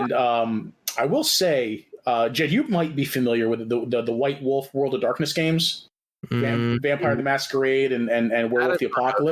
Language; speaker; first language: English; native; English